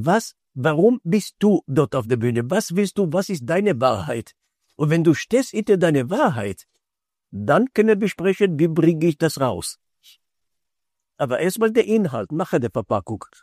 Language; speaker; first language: German; non-native, fluent; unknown